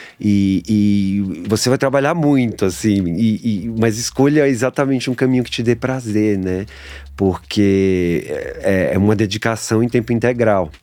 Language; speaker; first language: Portuguese; native; Portuguese